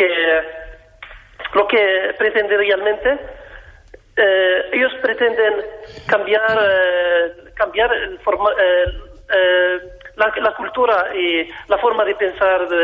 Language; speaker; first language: Spanish; non-native, fluent; Arabic